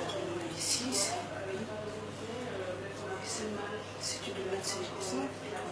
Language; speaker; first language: French; non-native, local second language; Arabic